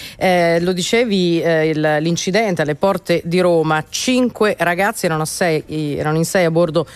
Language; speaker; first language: Italian; native; Italian